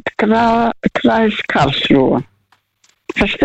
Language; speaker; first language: German; non-native, fluent; Russian